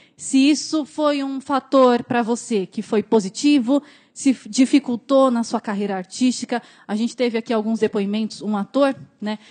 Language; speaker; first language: Portuguese; native; Portuguese